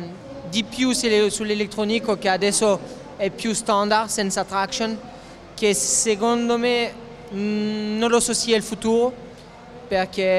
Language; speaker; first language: Italian; non-native, fluent; French